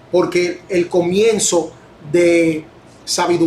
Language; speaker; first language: Spanish; non-native, fluent; English